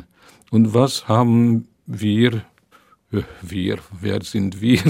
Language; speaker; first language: German; non-native, fluent; Hungarian